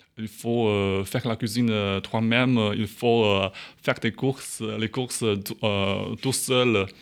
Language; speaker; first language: French; non-native, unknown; Chinese